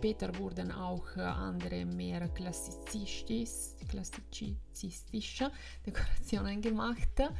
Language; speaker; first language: German; non-native, fluent; Italian